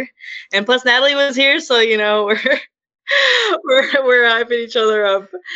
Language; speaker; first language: English; native; English